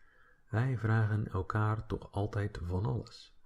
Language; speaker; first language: Dutch; non-native, fluent; English